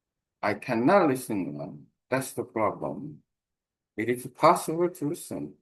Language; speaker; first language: English; non-native, learner; Korean